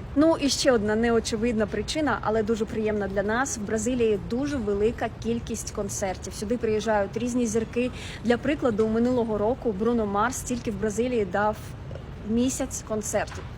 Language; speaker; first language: Ukrainian; native; Ukrainian